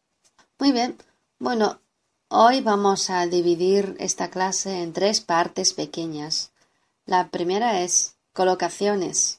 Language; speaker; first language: Spanish; non-native, fluent; Chinese